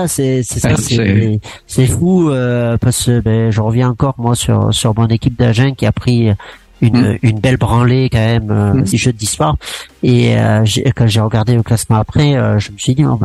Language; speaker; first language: French; native; French